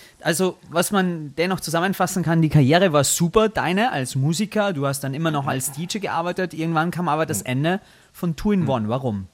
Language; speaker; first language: German; native; German